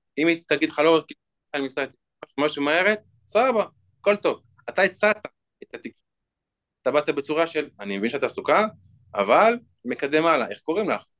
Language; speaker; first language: Hebrew; native; Hebrew